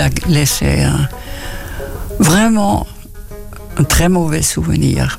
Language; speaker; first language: French; non-native, fluent; Dutch